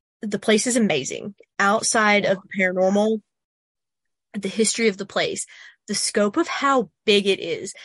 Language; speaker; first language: English; native; English